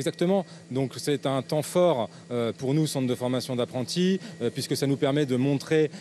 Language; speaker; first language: French; native; French